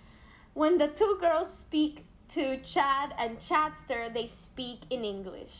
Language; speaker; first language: English; non-native, fluent; Spanish